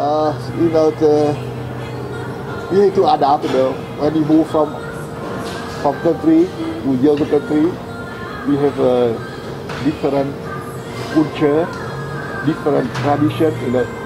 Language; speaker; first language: English; non-native, learner; Vietnamese